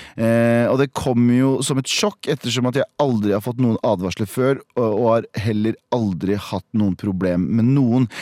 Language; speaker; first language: Norwegian; early bilingual, other home language; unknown